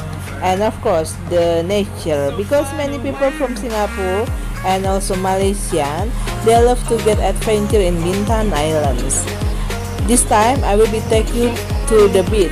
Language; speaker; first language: English; non-native, learner; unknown